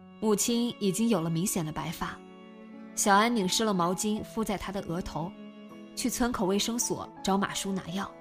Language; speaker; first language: Chinese; native; Chinese